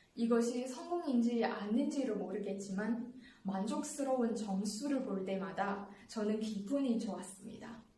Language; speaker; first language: Korean; non-native, fluent; Chinese